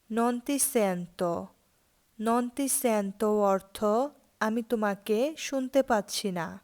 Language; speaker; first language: Bangla; native; Bangla